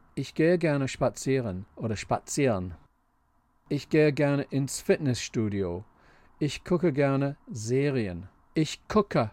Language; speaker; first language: German; non-native, fluent; English